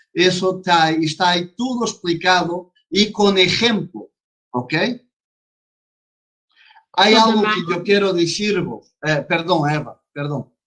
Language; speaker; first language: Spanish; non-native, fluent; Portuguese